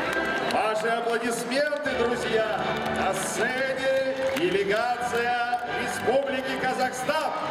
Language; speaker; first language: Russian; native; Russian